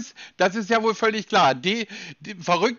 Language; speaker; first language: German; native; German